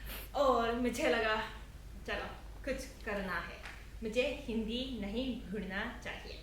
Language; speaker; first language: Hindi; non-native, fluent; Japanese